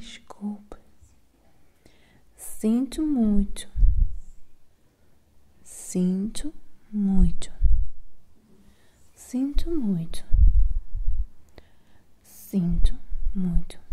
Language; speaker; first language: Portuguese; non-native, learner; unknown